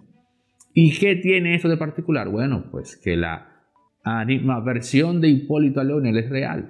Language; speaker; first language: Spanish; native; Spanish